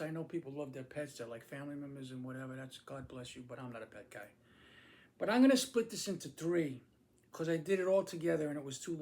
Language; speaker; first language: English; native; English